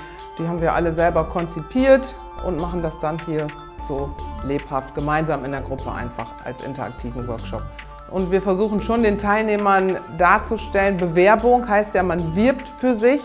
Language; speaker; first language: German; native; German